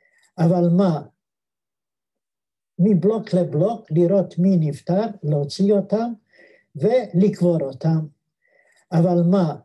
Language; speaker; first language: Hebrew; non-native, fluent; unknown